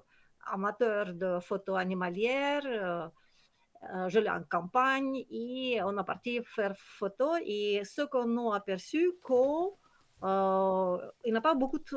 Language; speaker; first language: French; non-native, learner; Kyrgyz